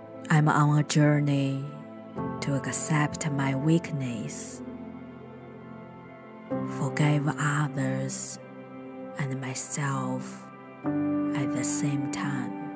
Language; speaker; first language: English; non-native, fluent; Chinese